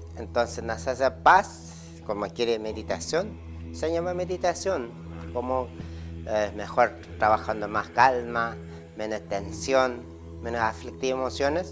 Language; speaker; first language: Spanish; non-native, learner; Ladakhi